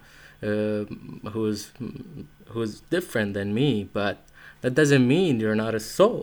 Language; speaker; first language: English; non-native, fluent; Arabic